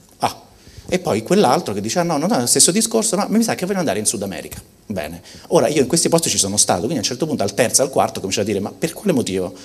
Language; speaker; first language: Italian; early bilingual, heritage; Italian